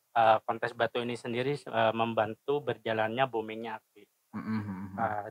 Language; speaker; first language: Indonesian; non-native, local second language; Madurese